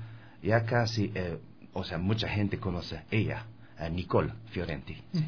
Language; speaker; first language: Spanish; non-native, learner; Japanese